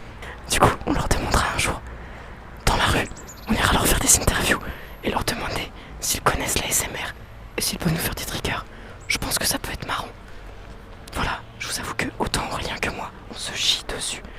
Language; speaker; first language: French; native; French